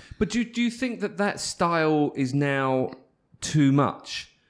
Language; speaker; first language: English; native; English